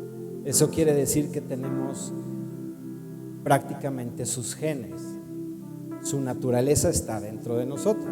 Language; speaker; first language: Spanish; native; Spanish